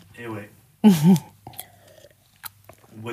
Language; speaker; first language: French; native; French